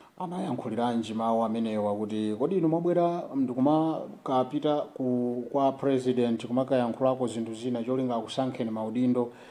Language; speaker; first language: Nyanja; native; Nyanja